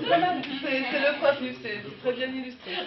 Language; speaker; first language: French; native; French